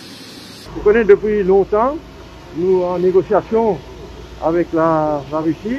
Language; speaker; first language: French; non-native, local second language; Morisyen